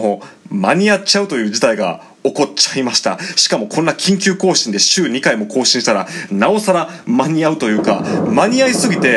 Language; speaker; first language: Japanese; native; Japanese